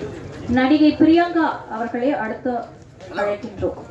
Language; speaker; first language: Tamil; native; Tamil